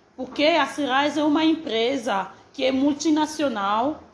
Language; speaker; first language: Portuguese; non-native, fluent; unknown